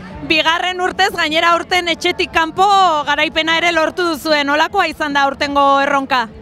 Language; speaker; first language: Basque; native; Basque